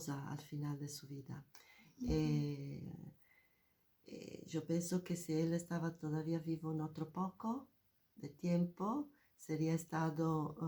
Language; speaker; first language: Spanish; non-native, fluent; Italian